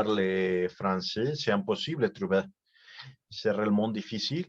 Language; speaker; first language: French; non-native, learner; Spanish